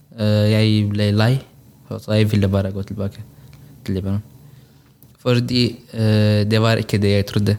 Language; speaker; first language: Norwegian; non-native, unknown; Arabic